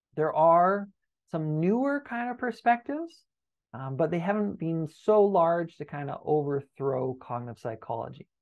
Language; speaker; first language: English; native; English